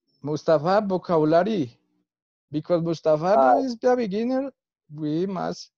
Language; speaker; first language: English; non-native, fluent; Spanish